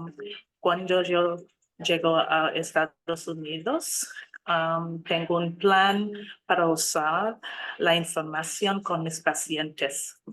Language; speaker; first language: Spanish; non-native, learner; English